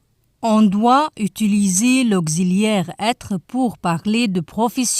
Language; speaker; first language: French; non-native, fluent; Arabic